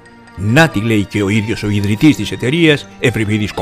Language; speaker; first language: Greek; native; Greek